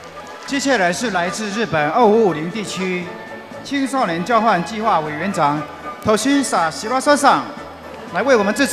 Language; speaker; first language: Chinese; native; Chinese